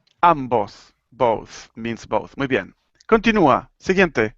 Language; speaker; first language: Spanish; native; Spanish